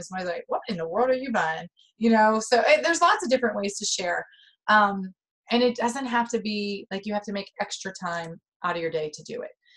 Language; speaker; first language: English; native; English